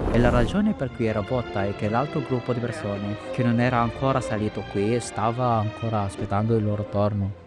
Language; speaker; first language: Italian; non-native, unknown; Filipino